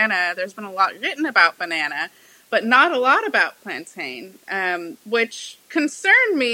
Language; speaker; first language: English; native; English